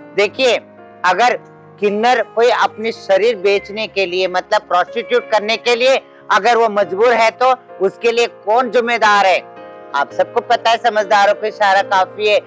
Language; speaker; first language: Hindi; native; Hindi